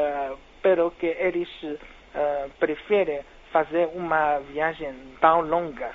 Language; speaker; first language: Portuguese; non-native, fluent; Chinese